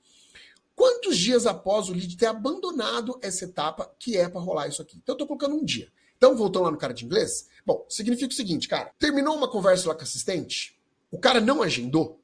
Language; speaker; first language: Portuguese; native; Portuguese